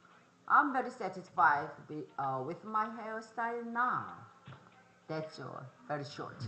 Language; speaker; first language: English; non-native, fluent; Korean